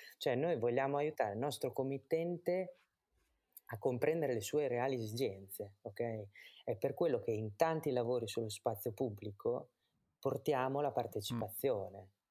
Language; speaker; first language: Italian; native; Italian